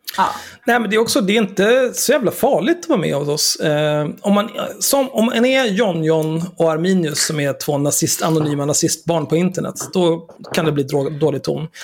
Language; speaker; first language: Swedish; native; Swedish